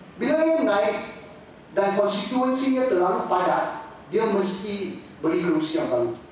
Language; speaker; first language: Malay; non-native, local second language; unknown